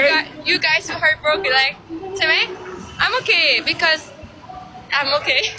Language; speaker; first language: English; non-native, learner; Thai